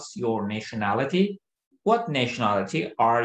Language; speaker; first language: English; non-native, fluent; Turkish